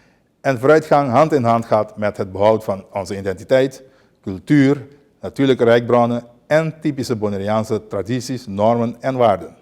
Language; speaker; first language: Dutch; non-native, local second language; Papiamento